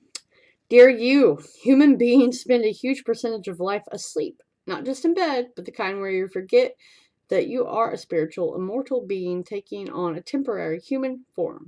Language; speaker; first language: English; native; English